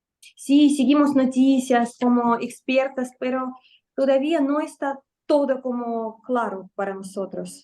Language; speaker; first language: Spanish; non-native, fluent; Russian